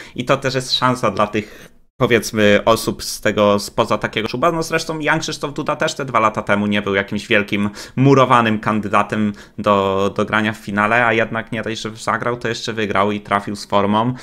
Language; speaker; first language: Polish; native; Polish